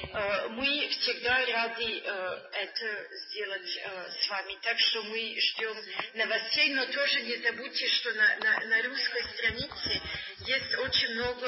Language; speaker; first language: Russian; non-native, learner; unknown